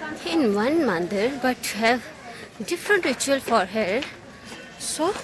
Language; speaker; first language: English; non-native, learner; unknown